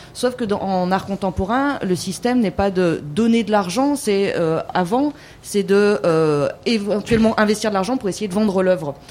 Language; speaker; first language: French; native; French